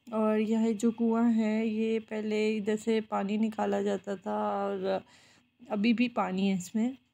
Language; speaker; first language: Urdu; native; Urdu